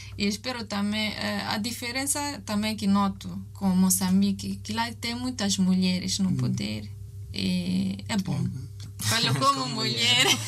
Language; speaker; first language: Portuguese; non-native, fluent; Italian